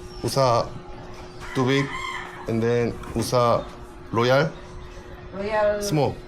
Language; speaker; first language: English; non-native, learner; Korean